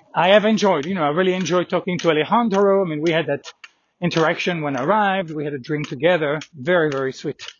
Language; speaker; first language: English; non-native, fluent; French